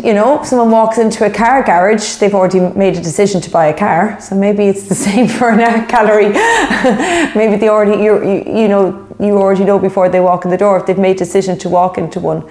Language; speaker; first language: English; native; English